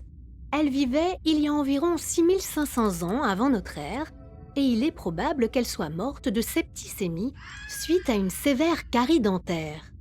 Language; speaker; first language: French; native; French